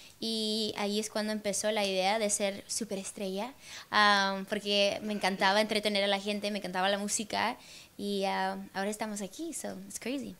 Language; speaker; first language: Spanish; early bilingual, heritage; Spanish